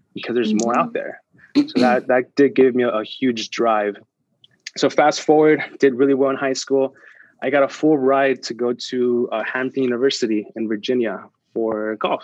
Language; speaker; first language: English; early bilingual, other home language; Spanish